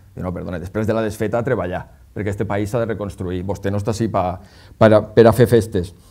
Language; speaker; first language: Catalan; native; Catalan